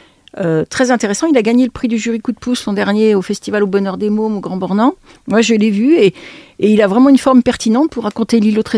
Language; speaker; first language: French; native; French